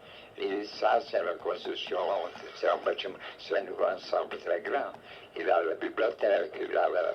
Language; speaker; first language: French; non-native, fluent; Portuguese